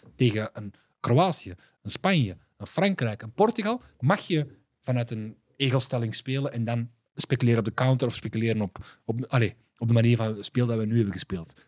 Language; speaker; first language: Dutch; early bilingual, other home language; Arabic